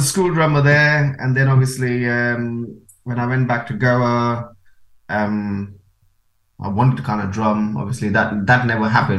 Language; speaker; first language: English; non-native, local second language; Konkani